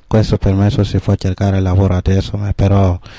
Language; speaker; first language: Italian; non-native, learner; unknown